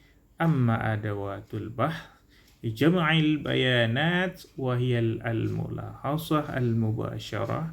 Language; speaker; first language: Arabic; non-native, learner; Indonesian